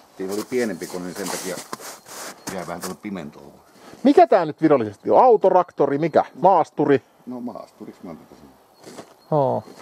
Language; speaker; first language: Finnish; native; Finnish